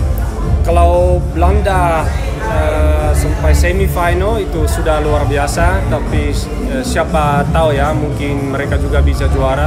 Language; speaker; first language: Indonesian; non-native, fluent; Dutch